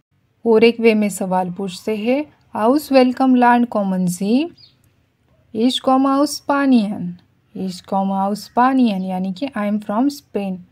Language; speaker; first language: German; non-native, fluent; Hindi